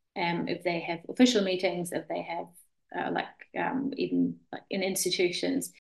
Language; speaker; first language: English; non-native, fluent; German